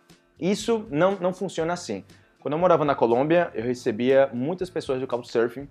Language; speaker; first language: Portuguese; native; Portuguese